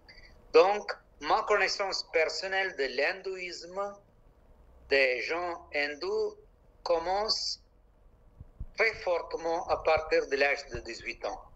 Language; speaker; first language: French; non-native, local second language; Malayalam